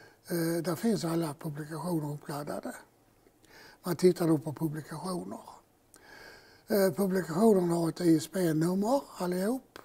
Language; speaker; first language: Swedish; native; Swedish